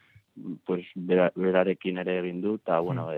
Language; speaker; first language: Basque; non-native, local second language; Spanish